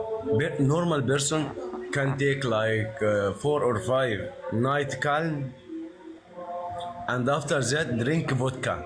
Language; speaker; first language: English; non-native, learner; Arabic